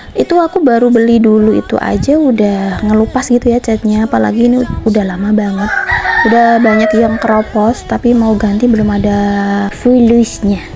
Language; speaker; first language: Indonesian; non-native, local second language; Javanese